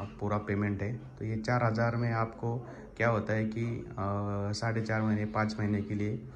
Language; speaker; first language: Hindi; non-native, local second language; Marathi